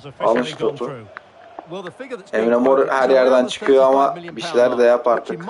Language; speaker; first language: Turkish; native; Turkish